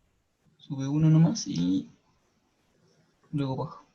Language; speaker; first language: Spanish; native; Spanish